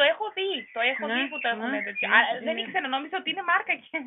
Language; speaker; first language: Greek; non-native, fluent; German